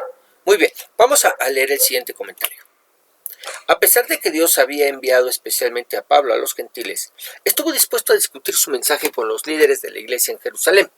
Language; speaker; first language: Spanish; native; Spanish